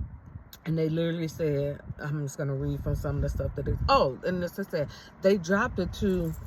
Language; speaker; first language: English; native; English